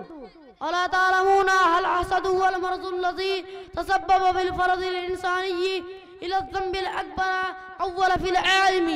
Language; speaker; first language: Arabic; non-native, learner; Urdu